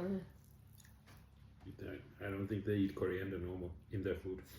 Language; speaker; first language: English; non-native, learner; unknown